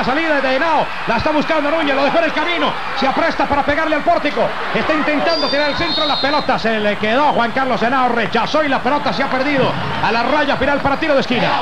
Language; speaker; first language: Spanish; native; Spanish